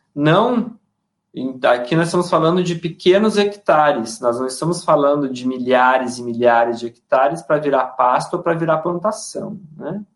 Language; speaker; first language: Portuguese; native; Portuguese